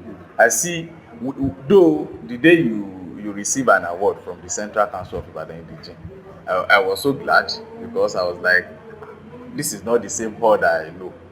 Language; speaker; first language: English; non-native, local second language; Yoruba